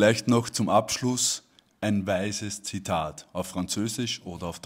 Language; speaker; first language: German; native; German